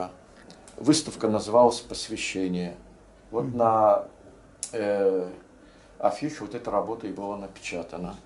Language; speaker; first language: Russian; non-native, local second language; Azerbaijani